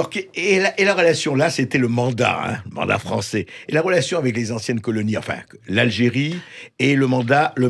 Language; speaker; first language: French; native; French